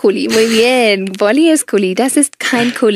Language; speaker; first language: German; non-native, fluent; Spanish